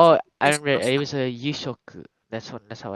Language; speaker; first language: English; non-native, fluent; Malay